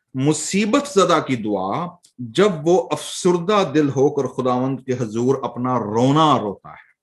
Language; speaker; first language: Urdu; non-native, local second language; Punjabi